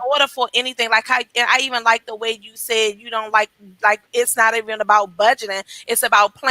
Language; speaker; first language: English; native; English